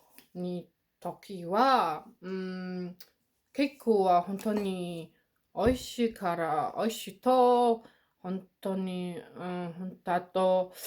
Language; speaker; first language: Japanese; non-native, learner; Mongolian